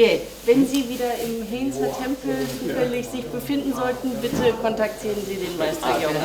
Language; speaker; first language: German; non-native, fluent; Korean